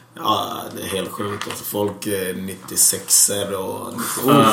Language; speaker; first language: Swedish; early bilingual, other home language; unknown